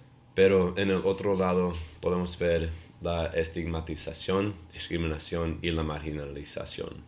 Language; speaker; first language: Spanish; non-native, learner; English